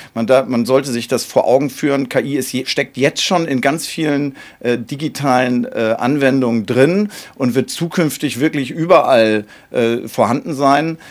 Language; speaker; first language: German; native; German